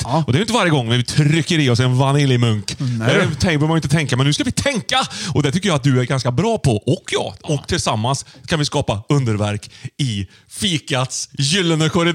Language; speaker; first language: Swedish; native; Swedish